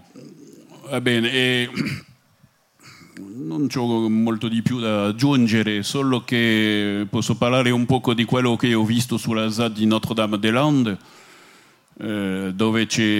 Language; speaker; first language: Italian; non-native, fluent; French